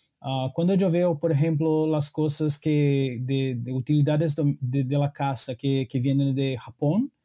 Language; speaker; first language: Spanish; non-native, fluent; Portuguese